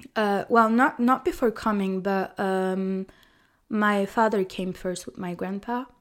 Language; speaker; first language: English; non-native, fluent; French